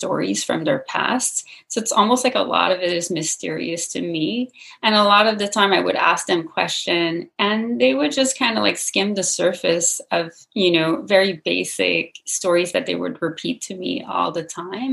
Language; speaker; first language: English; non-native, fluent; French